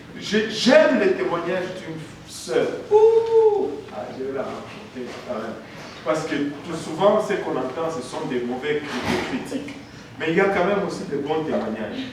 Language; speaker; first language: French; non-native, local second language; Swahili